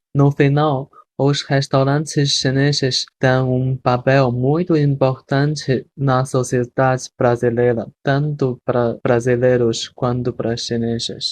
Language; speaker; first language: Portuguese; non-native, fluent; Chinese